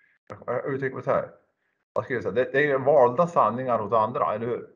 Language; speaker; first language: Swedish; native; Swedish